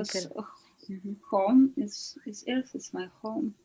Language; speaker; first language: English; non-native, learner; Ukrainian